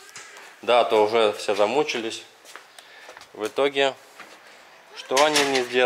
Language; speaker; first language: Russian; native; Russian